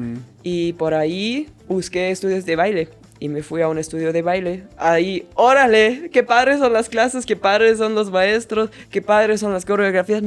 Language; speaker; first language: Spanish; non-native, fluent; German